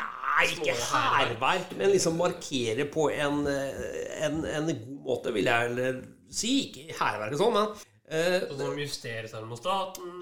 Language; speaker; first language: Norwegian; native; Norwegian